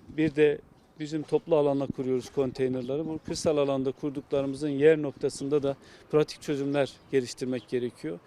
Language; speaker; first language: Turkish; native; Turkish